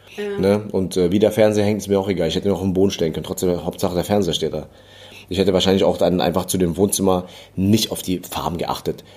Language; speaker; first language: German; early bilingual, other home language; English